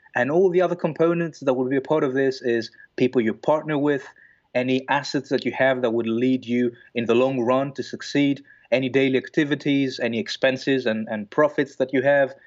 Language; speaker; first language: English; non-native, fluent; Greek